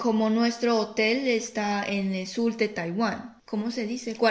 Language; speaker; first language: Spanish; non-native, fluent; Chinese